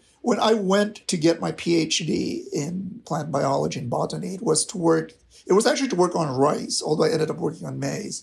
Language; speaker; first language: English; non-native, local second language; Filipino